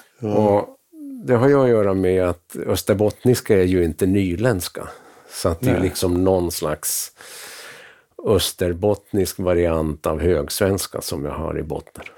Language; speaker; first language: Swedish; native; Swedish